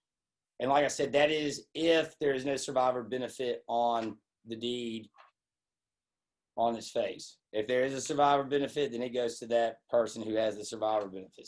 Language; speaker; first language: English; native; English